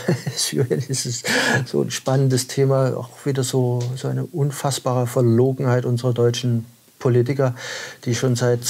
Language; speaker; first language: German; native; German